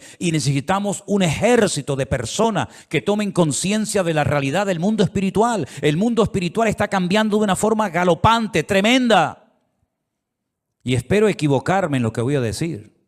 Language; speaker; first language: Spanish; native; Spanish